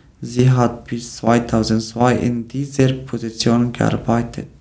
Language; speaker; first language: German; non-native, learner; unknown